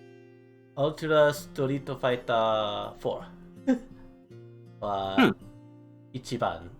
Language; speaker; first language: Japanese; non-native, learner; English